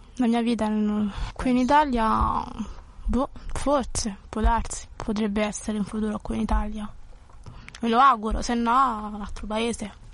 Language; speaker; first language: Italian; early bilingual, other home language; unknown